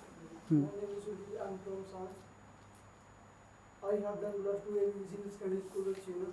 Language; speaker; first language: English; non-native, learner; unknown